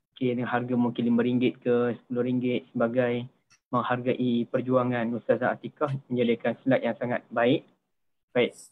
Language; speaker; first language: Malay; native; Malay